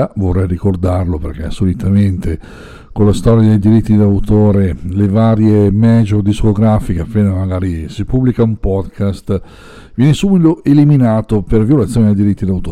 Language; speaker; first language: Italian; native; Italian